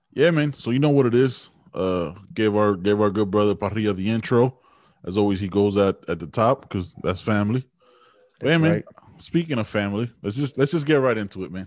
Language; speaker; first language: English; early bilingual, other home language; Spanish